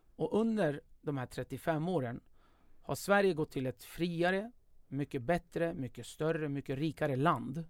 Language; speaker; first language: Swedish; early bilingual, other home language; Kurdish